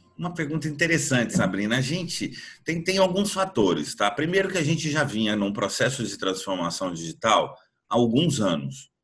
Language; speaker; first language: Portuguese; native; Portuguese